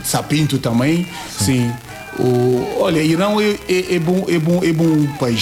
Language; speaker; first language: Portuguese; non-native, learner; Yoruba